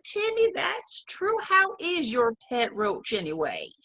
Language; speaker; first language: English; native; English